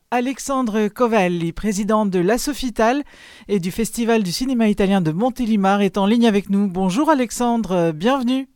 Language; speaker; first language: French; native; French